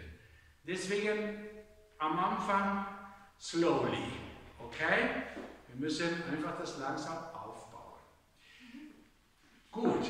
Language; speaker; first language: German; non-native, fluent; Spanish